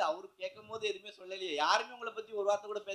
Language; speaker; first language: Tamil; native; Tamil